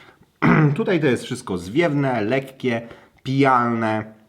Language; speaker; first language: Polish; native; Polish